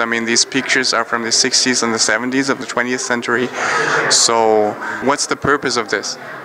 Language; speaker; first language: English; non-native, fluent; German